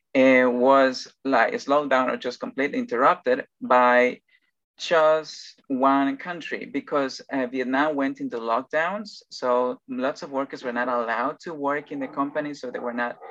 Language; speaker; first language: English; non-native, fluent; Spanish